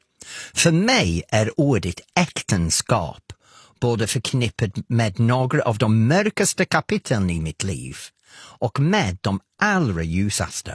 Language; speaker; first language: Swedish; non-native, fluent; English